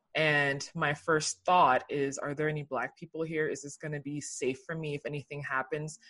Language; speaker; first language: English; early bilingual, other home language; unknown